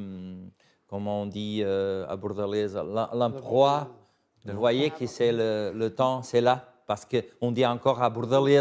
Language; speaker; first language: French; non-native, fluent; Portuguese